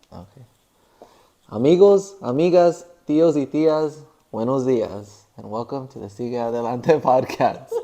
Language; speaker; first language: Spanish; early bilingual, heritage; Spanish